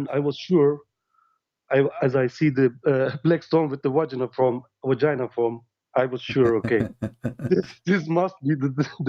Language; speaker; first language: English; non-native, learner; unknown